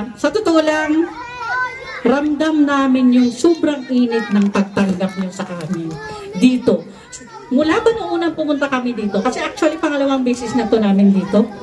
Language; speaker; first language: Filipino; non-native, local second language; Waray